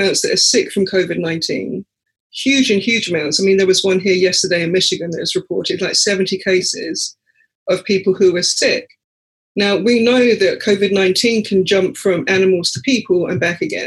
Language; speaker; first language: English; native; English